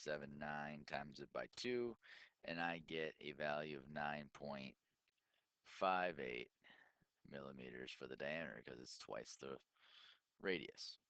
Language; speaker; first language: English; native; English